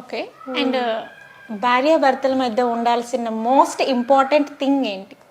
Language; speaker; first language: Telugu; native; Telugu